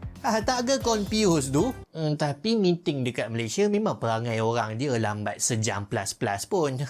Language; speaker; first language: Malay; native; Malay